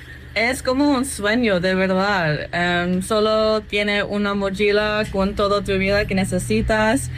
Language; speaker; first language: Spanish; non-native, learner; English